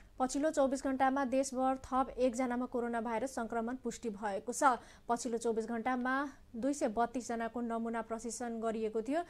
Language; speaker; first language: Nepali; non-native, local second language; Maithili